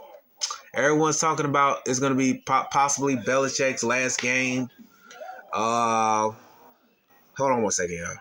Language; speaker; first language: English; native; English